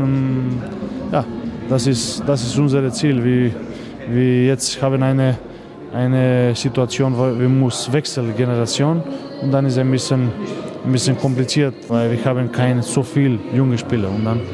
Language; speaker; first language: German; non-native, learner; Macedonian